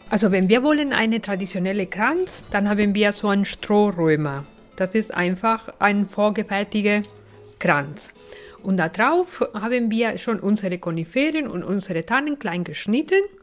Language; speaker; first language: German; non-native, fluent; Spanish